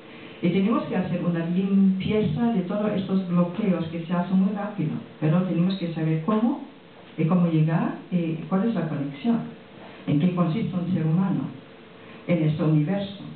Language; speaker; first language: Spanish; non-native, fluent; French